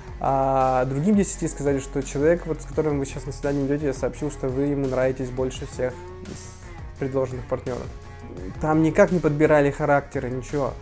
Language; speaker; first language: Russian; native; Russian